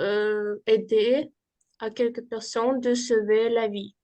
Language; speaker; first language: French; non-native, fluent; Uzbek